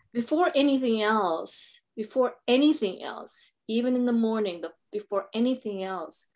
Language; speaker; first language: English; non-native, local second language; Filipino